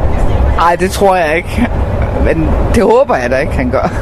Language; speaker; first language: Danish; native; Danish